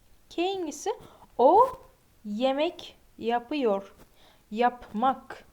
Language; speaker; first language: Turkish; non-native, fluent; Uzbek